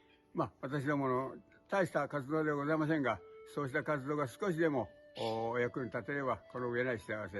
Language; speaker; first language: Japanese; native; Japanese